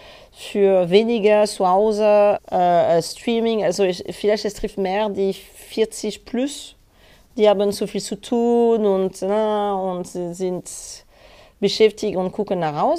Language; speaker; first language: German; non-native, fluent; French